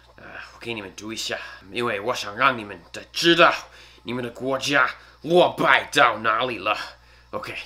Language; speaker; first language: Chinese; non-native, fluent; English